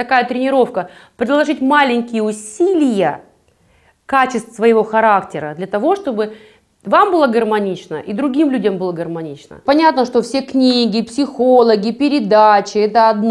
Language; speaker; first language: Russian; native; Russian